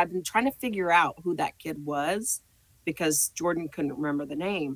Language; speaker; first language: English; native; English